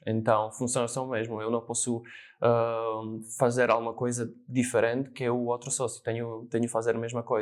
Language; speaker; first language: Portuguese; non-native, fluent; Slovak